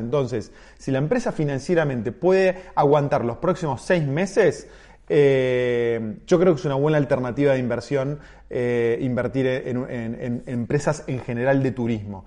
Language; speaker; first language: Spanish; native; Spanish